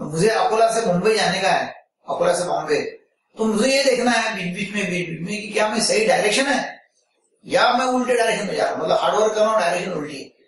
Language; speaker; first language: Hindi; non-native, local second language; Marathi